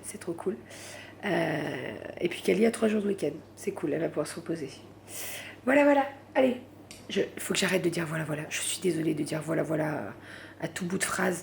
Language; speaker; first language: French; native; French